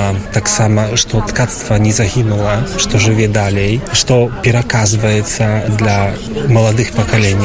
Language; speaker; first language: Polish; non-native, local second language; Ukrainian